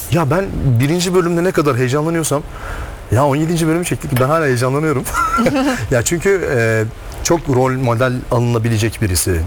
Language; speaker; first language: Turkish; native; Turkish